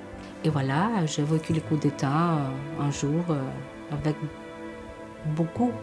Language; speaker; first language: French; non-native, fluent; Spanish